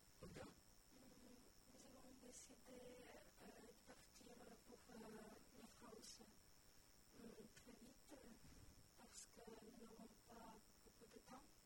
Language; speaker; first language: French; non-native, learner; Ukrainian